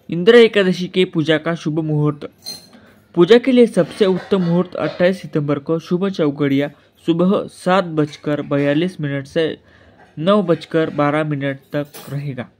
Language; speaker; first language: Hindi; non-native, local second language; Marathi